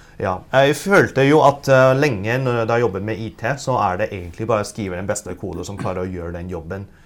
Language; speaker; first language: Norwegian; early bilingual, other home language; Cantonese